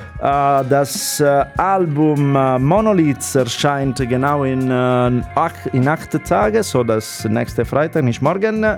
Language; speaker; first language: German; non-native, learner; Italian